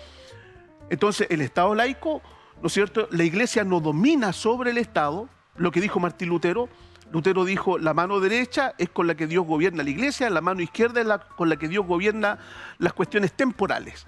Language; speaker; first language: Spanish; native; Spanish